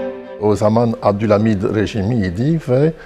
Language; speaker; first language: Turkish; non-native, fluent; French